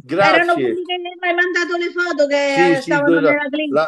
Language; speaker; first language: Italian; native; Italian